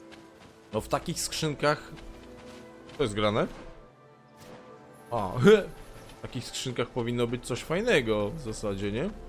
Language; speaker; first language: Polish; native; Polish